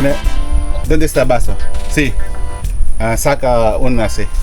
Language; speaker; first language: Spanish; non-native, learner; Filipino